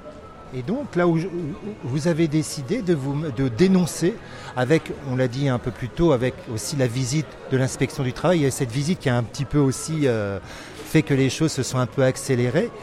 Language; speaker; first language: French; native; French